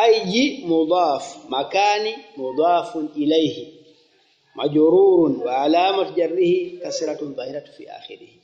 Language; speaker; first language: Arabic; non-native, fluent; Swahili